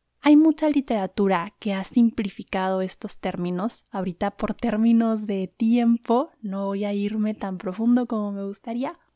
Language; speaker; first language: Spanish; native; Spanish